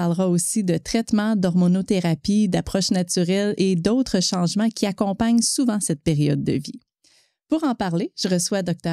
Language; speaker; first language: French; native; French